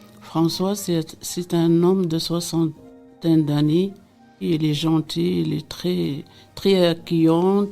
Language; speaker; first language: French; non-native, local second language; Arabic